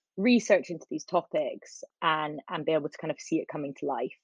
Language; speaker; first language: English; native; English